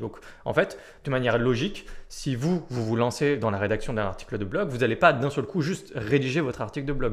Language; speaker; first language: French; native; French